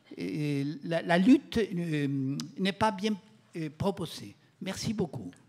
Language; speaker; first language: French; non-native, fluent; Spanish